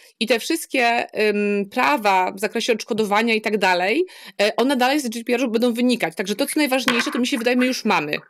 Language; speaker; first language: Polish; native; Polish